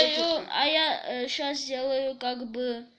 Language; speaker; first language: Russian; early bilingual, heritage; Russian